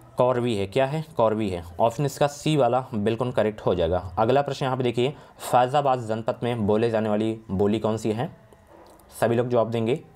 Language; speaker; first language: Hindi; native; Hindi